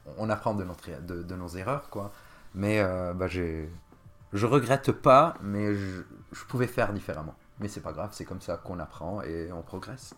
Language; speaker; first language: French; non-native, local second language; Arabic